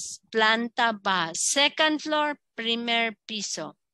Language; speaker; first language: Spanish; non-native, fluent; Filipino